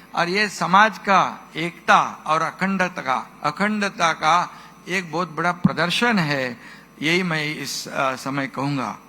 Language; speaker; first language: Hindi; non-native, local second language; Marathi